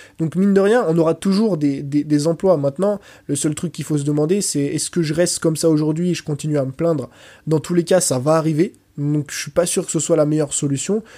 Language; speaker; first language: French; early bilingual, other home language; Portuguese